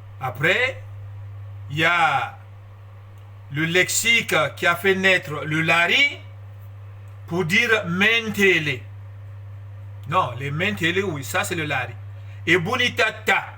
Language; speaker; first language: French; non-native, local second language; Kongo